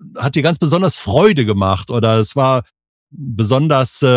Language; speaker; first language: German; native; German